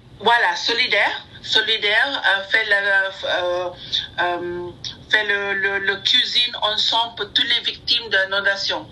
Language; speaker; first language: French; non-native, learner; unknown